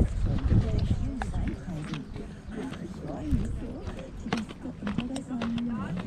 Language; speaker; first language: German; native; German